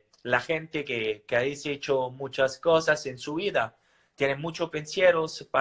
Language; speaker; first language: Spanish; non-native, fluent; Italian